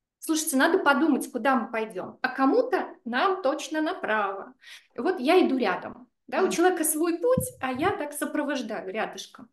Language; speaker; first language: Russian; native; Russian